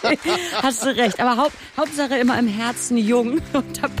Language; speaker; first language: German; native; German